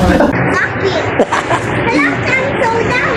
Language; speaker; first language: Filipino; non-native, learner; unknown